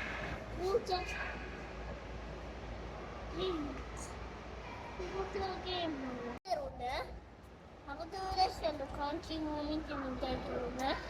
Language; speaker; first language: Japanese; native; Japanese